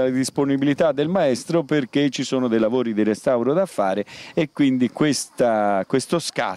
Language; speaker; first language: Italian; native; Italian